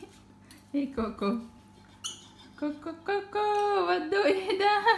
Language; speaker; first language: Dutch; non-native, learner; Filipino